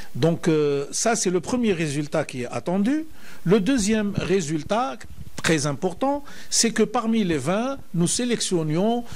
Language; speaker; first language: French; non-native, local second language; Arabic